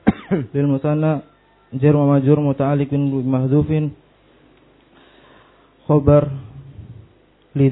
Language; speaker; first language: Arabic; non-native, learner; Indonesian